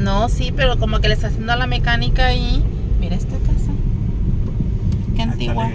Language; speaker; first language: Spanish; native; Spanish